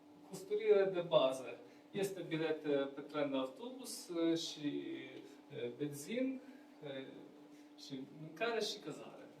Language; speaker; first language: Romanian; non-native, learner; Ukrainian